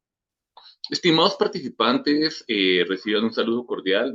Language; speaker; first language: Spanish; native; Spanish